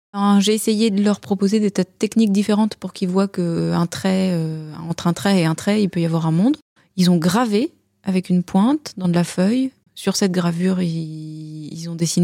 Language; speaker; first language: French; native; French